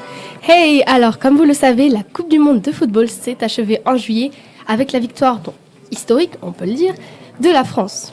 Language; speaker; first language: French; native; French